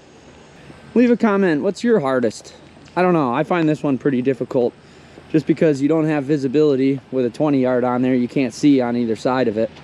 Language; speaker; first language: English; native; English